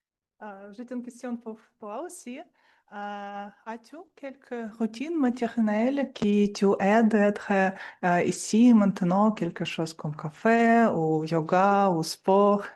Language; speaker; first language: French; non-native, learner; Russian